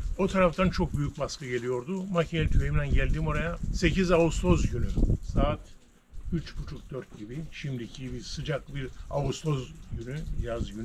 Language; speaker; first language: Turkish; native; Turkish